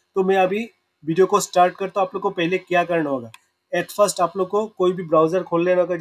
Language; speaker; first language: Hindi; non-native, local second language; Assamese